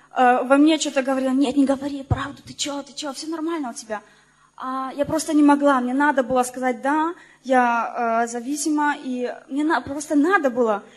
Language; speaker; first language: Russian; non-native, learner; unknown